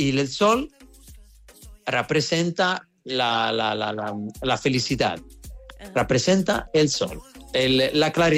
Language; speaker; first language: Spanish; non-native, learner; Italian